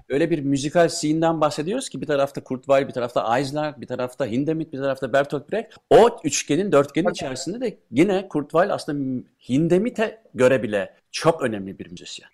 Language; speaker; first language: Turkish; native; Turkish